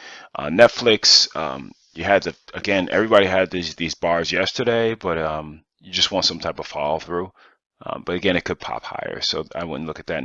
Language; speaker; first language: English; native; English